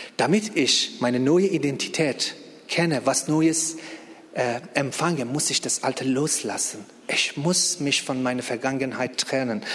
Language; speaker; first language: German; non-native, fluent; Persian